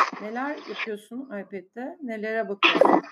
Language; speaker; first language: Turkish; native; Turkish